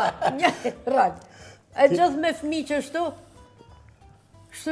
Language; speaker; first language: Albanian; native; Albanian